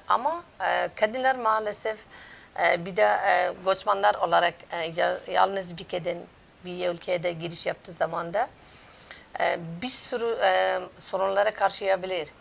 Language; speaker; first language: Turkish; non-native, learner; Persian